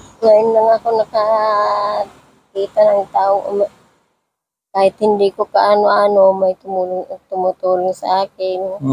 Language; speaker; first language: Filipino; native; Filipino